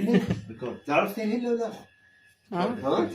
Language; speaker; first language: Arabic; native; Arabic